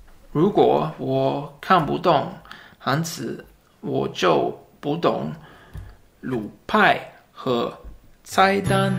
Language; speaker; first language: Chinese; non-native, learner; Swedish